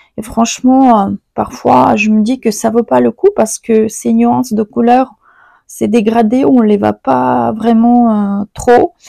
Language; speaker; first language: French; non-native, fluent; Ukrainian